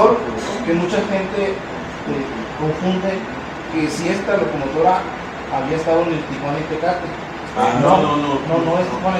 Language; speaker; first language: Spanish; native; Spanish